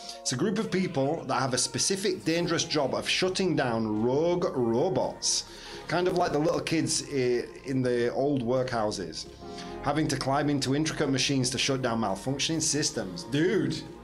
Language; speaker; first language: English; native; English